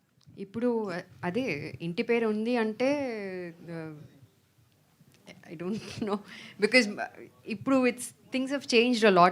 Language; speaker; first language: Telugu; non-native, fluent; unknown